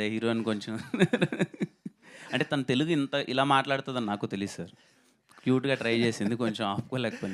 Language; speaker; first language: Telugu; native; Telugu